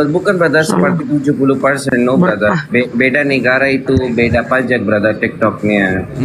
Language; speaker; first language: Indonesian; non-native, learner; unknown